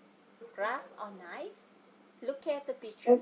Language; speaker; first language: English; non-native, fluent; Vietnamese